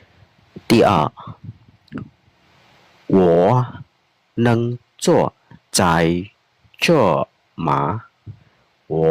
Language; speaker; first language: Chinese; non-native, fluent; Khmer